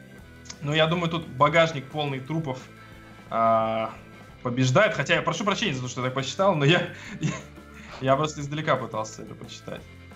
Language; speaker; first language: Russian; native; Russian